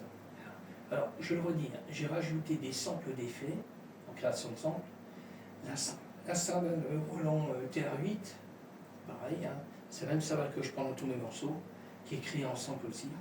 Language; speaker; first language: French; native; French